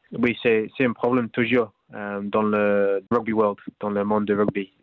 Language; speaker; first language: French; non-native, learner; English